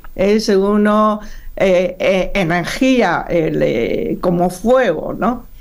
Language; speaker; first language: Spanish; non-native, learner; Chinese